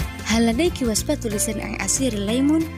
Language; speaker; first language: Arabic; non-native, learner; Indonesian